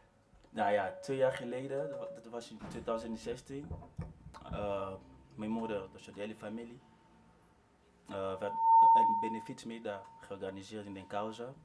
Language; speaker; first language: Dutch; non-native, learner; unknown